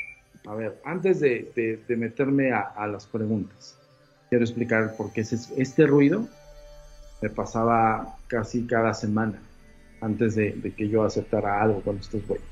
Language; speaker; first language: Spanish; native; Spanish